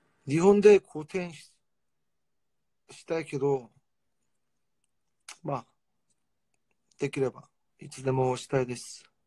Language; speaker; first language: Japanese; non-native, fluent; Korean